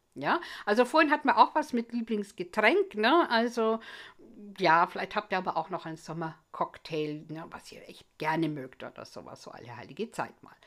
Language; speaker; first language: German; non-native, fluent; English